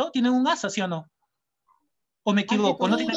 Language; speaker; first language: Spanish; native; Spanish